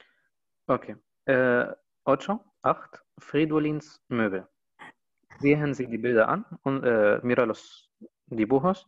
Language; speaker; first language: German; non-native, fluent; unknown